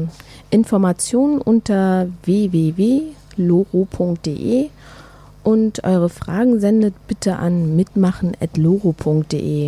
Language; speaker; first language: German; native; German